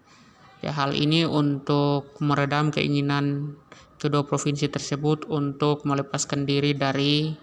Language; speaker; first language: Indonesian; native; Indonesian